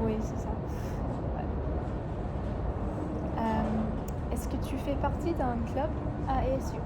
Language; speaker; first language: French; non-native, learner; English